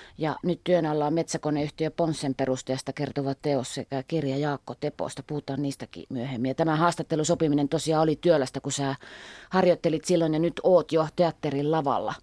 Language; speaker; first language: Finnish; native; Finnish